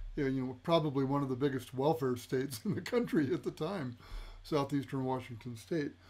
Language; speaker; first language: English; native; English